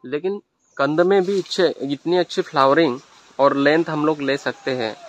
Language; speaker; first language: Hindi; non-native, local second language; Marathi